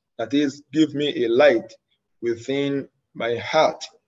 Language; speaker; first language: English; non-native, local second language; Yoruba